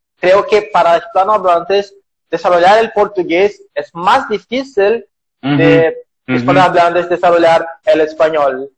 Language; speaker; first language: Spanish; non-native, learner; Portuguese